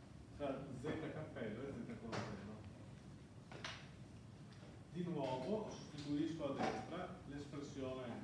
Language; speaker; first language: Italian; native; Italian